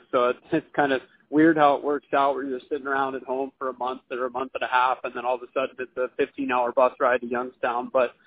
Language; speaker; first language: English; native; English